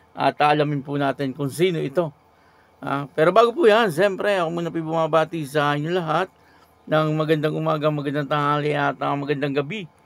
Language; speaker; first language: Filipino; native; Filipino